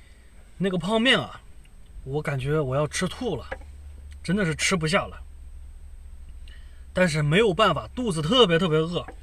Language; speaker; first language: Chinese; native; Chinese